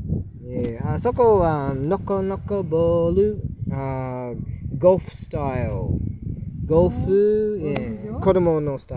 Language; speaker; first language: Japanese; non-native, learner; English